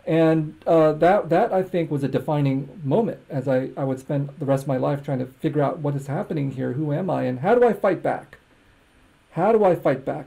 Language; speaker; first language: English; native; English